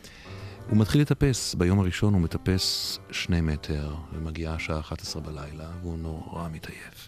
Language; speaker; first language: Hebrew; native; Hebrew